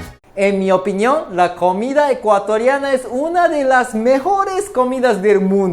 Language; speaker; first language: Spanish; non-native, fluent; Japanese